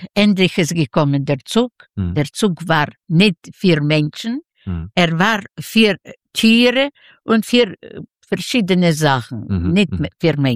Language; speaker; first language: German; non-native, learner; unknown